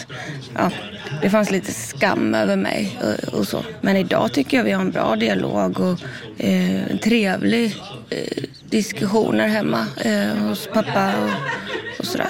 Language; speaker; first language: Swedish; native; Swedish